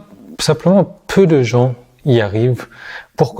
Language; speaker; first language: French; native; French